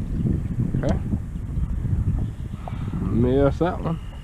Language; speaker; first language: English; native; English